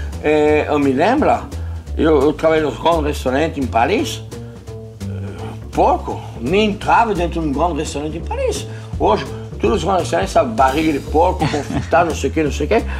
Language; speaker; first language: Portuguese; non-native, fluent; French